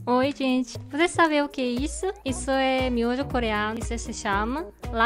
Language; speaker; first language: Portuguese; non-native, learner; Korean